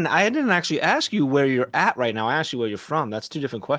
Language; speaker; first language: English; native; English